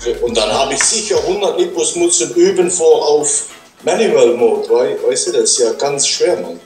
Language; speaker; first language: German; non-native, learner; Dutch